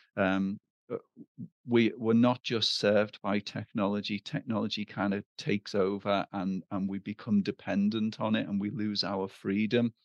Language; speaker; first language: English; native; English